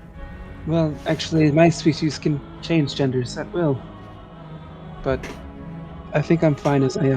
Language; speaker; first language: English; native; English